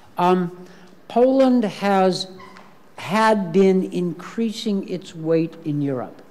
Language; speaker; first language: English; native; English